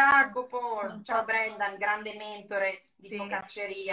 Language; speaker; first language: Italian; native; Italian